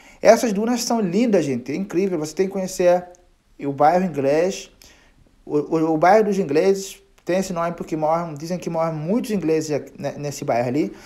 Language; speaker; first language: Portuguese; non-native, local second language; Kabuverdianu